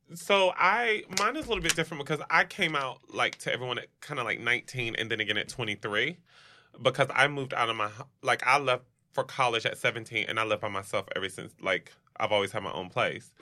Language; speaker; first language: English; native; English